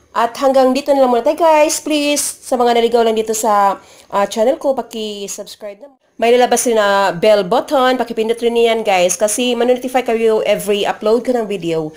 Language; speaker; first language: Filipino; non-native, local second language; Cebuano